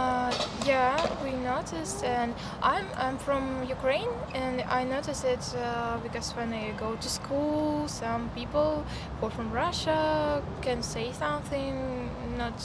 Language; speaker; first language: English; non-native, learner; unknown